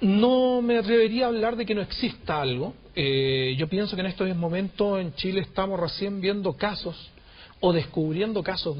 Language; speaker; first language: Spanish; native; Spanish